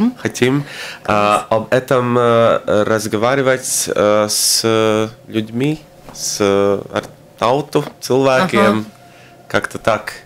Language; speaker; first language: Russian; non-native, local second language; Latvian